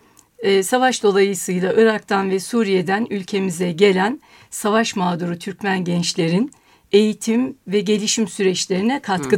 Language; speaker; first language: Turkish; native; Turkish